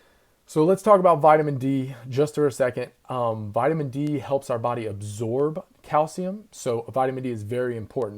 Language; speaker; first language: English; native; English